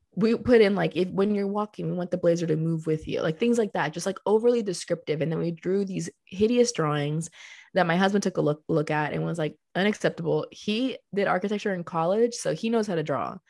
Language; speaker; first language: English; early bilingual, other home language; Spanish